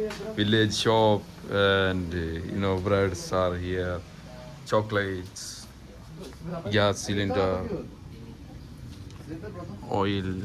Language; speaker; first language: English; non-native, fluent; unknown